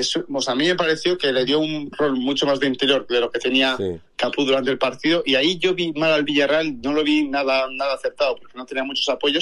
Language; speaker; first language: Spanish; native; Spanish